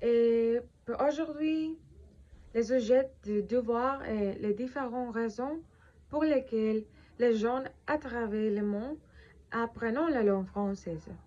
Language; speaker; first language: French; non-native, fluent; Spanish